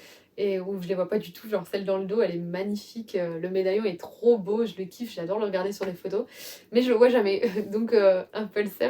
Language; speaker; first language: French; native; French